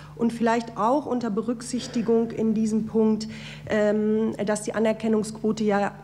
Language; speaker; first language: German; native; German